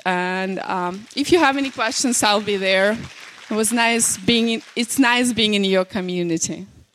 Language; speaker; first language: English; non-native, fluent; Russian